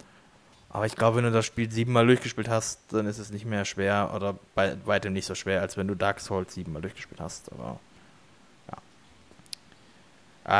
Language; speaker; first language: German; native; German